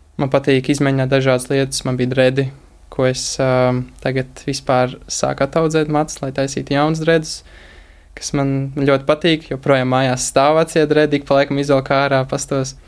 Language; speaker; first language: Latvian; native; Latvian